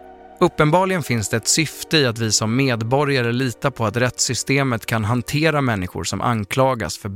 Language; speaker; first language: Swedish; native; Swedish